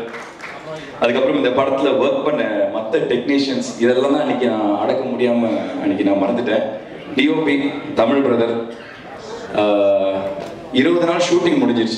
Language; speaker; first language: Tamil; native; Tamil